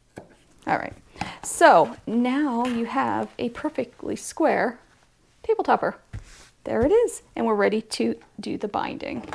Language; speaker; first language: English; native; English